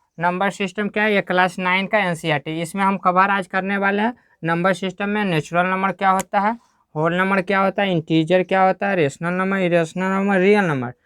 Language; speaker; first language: Hindi; native; Hindi